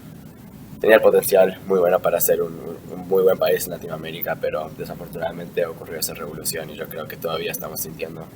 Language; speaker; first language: Spanish; early bilingual, heritage; Spanish